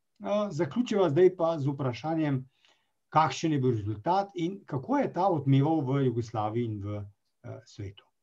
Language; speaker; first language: Slovenian; native; Slovenian